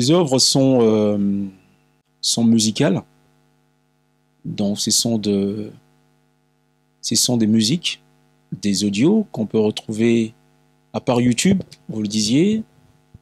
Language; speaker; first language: French; non-native, local second language; Lingala